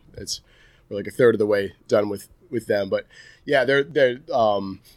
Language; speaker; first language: English; native; English